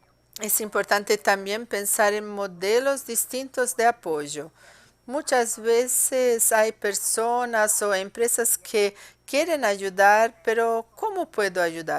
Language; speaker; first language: Spanish; non-native, fluent; Portuguese